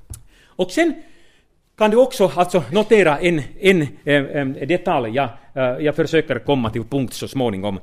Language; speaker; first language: Swedish; non-native, fluent; Finnish